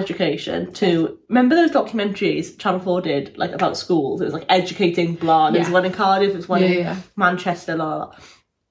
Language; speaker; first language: English; native; English